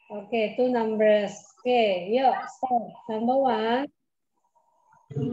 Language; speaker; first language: English; non-native, fluent; Indonesian